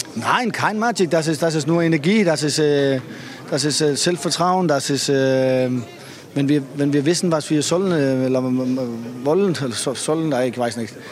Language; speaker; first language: German; non-native, fluent; Danish